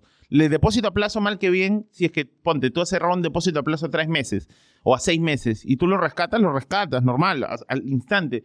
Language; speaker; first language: Spanish; native; Spanish